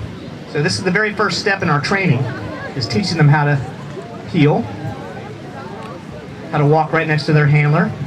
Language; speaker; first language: English; native; English